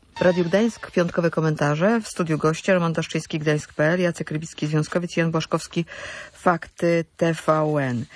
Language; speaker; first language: Polish; native; Polish